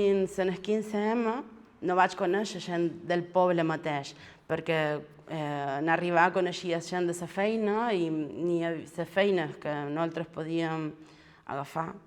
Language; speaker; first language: Catalan; non-native, fluent; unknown